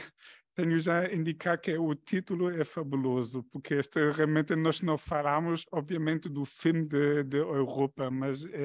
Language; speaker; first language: Portuguese; non-native, fluent; German